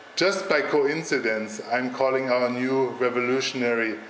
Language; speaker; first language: English; non-native, fluent; German